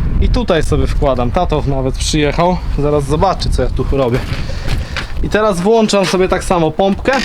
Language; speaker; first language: Polish; native; Polish